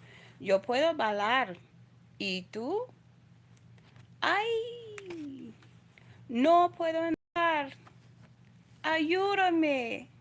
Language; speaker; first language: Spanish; non-native, learner; English